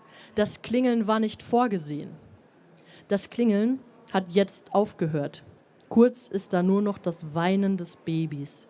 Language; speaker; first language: German; native; German